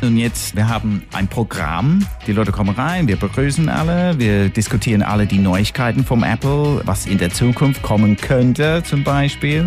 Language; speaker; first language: German; non-native, fluent; English